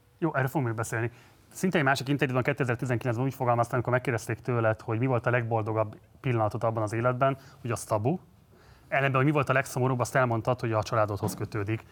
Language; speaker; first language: Hungarian; native; Hungarian